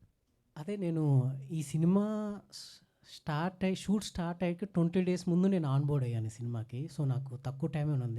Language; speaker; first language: Telugu; native; Telugu